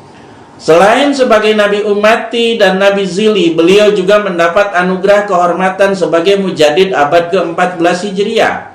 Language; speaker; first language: Indonesian; native; Indonesian